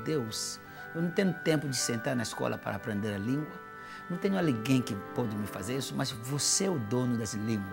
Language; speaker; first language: Portuguese; non-native, fluent; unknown